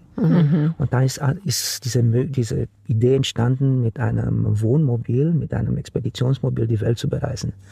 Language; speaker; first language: German; non-native, fluent; Romanian